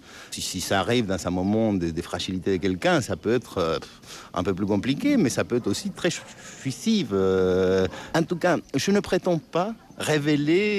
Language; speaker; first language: French; non-native, fluent; Spanish